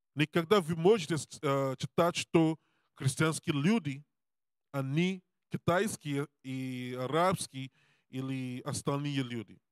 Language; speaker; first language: Russian; non-native, learner; Serbian